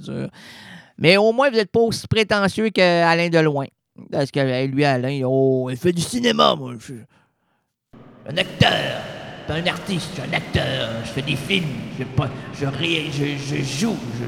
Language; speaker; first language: French; native; French